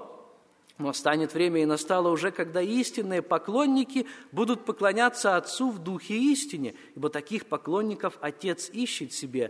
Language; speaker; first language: Russian; native; Russian